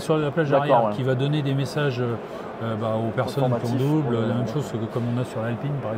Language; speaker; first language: French; native; French